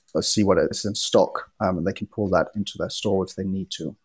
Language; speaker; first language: English; non-native, fluent; Danish